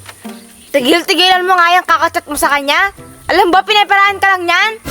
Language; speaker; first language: Filipino; native; Filipino